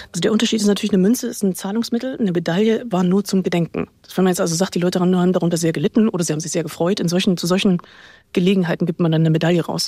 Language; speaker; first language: German; native; German